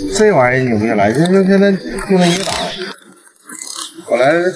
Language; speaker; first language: Chinese; native; Chinese